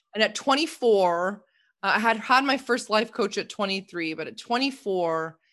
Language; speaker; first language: English; native; English